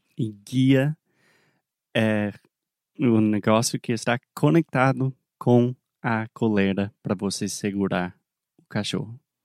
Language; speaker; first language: Portuguese; non-native, fluent; English